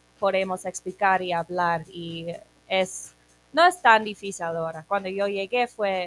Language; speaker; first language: Spanish; non-native, learner; English